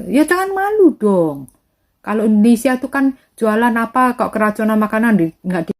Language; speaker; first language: Indonesian; native; Indonesian